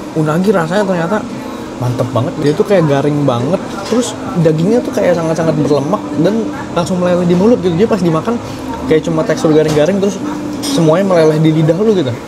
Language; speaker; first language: Indonesian; native; Indonesian